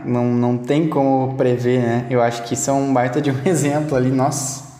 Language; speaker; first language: Portuguese; native; Portuguese